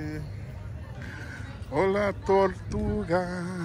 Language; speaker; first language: Spanish; non-native, learner; English